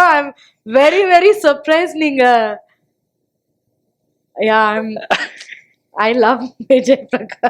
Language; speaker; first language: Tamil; non-native, local second language; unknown